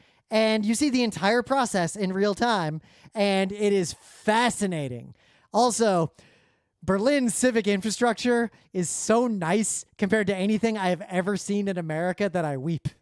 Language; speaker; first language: English; native; English